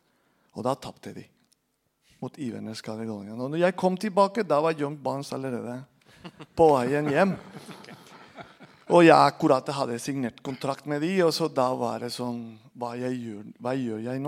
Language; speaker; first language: Norwegian; non-native, fluent; Spanish